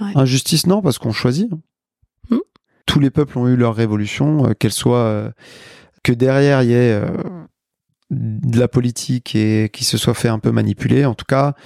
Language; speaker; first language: French; native; French